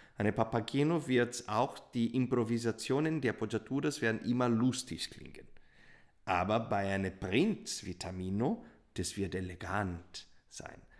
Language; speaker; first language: German; non-native, fluent; Portuguese